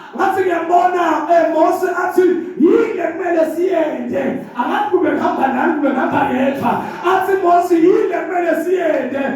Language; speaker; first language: Zulu; non-native, local second language; Swati